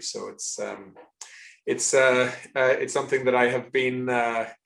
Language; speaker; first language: English; native; English